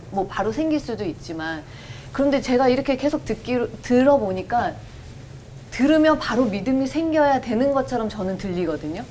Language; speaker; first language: Korean; native; Korean